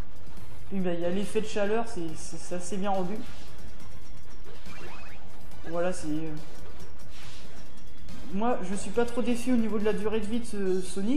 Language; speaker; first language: French; native; French